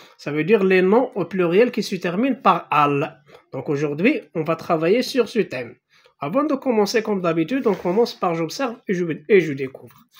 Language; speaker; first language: French; non-native, local second language; Arabic